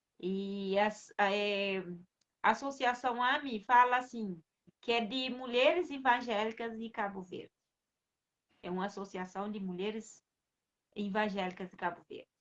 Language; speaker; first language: Portuguese; non-native, local second language; Kabuverdianu